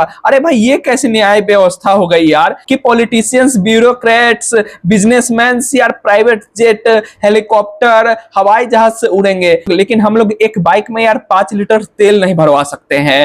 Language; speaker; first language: Hindi; native; Hindi